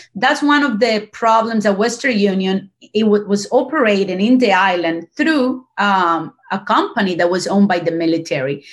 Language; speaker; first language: English; non-native, fluent; Spanish